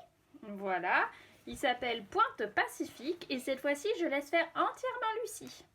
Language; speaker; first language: French; native; French